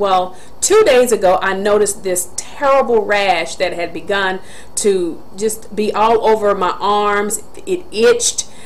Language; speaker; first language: English; native; English